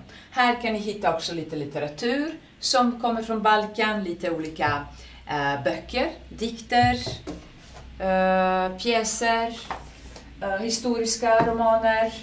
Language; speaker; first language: Swedish; non-native, fluent; Serbian